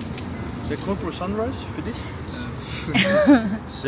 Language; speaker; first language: German; native; German